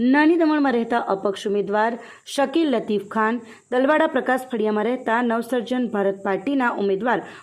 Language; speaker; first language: Gujarati; native; Gujarati